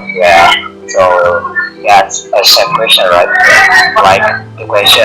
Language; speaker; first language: English; non-native, learner; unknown